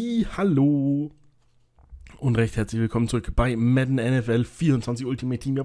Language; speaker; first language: German; native; German